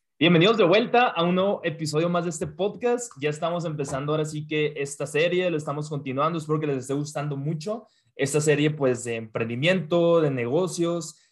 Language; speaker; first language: Spanish; native; Spanish